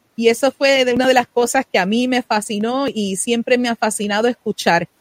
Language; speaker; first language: Spanish; native; Spanish